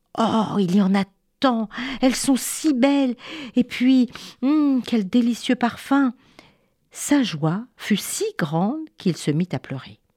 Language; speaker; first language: French; native; French